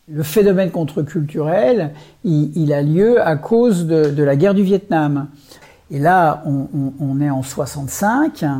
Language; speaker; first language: French; native; French